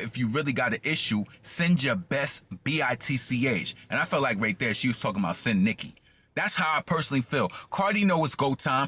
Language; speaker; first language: English; native; English